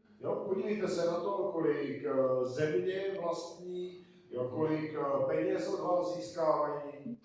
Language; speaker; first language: Czech; native; Czech